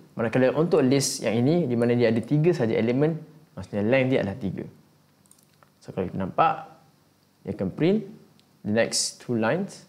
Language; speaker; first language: Malay; native; Malay